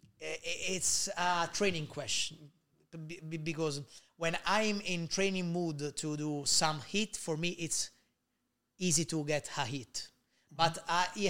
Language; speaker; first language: English; non-native, learner; Italian